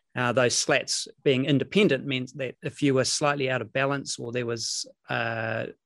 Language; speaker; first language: English; native; English